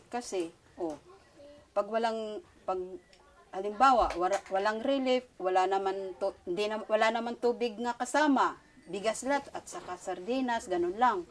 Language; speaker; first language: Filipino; non-native, local second language; Waray